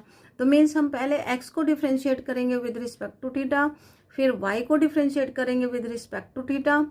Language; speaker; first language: Hindi; native; Hindi